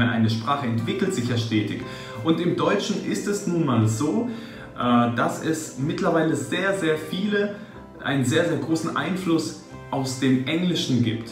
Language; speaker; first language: German; early bilingual, other home language; Russian